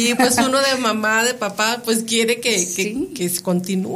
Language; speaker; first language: Spanish; native; Spanish